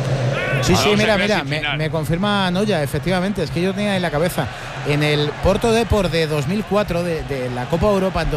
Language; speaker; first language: Spanish; native; Spanish